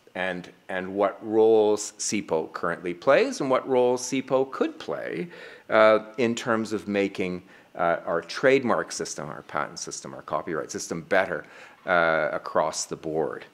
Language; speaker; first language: English; native; English